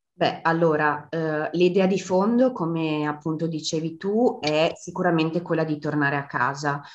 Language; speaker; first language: Italian; native; Italian